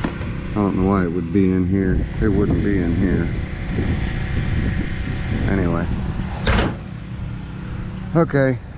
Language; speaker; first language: English; native; English